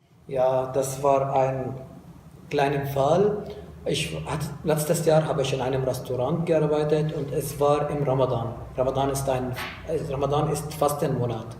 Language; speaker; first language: German; non-native, fluent; Arabic